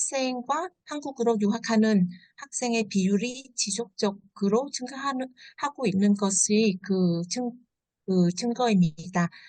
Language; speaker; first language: Korean; non-native, fluent; Vietnamese